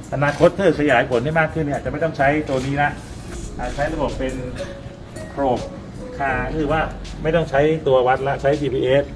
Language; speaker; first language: Thai; native; Thai